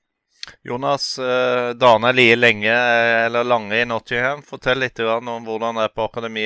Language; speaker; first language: Norwegian; native; Norwegian